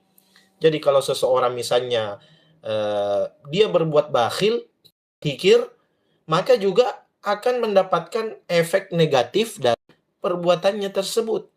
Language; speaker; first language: Indonesian; native; Indonesian